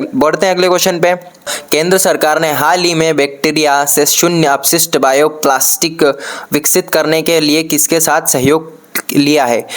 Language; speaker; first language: Hindi; native; Hindi